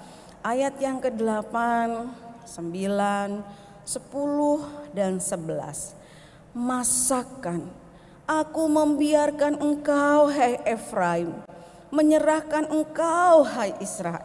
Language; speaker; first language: Indonesian; native; Indonesian